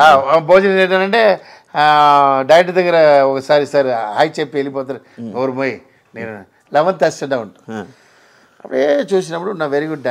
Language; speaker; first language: Telugu; non-native, local second language; Tamil